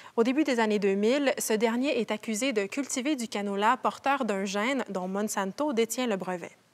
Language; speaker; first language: French; native; French